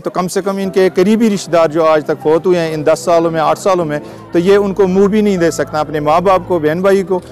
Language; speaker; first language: Hindi; non-native, local second language; Kashmiri